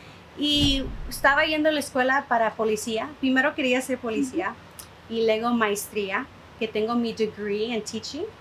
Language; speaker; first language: Spanish; early bilingual, heritage; Spanish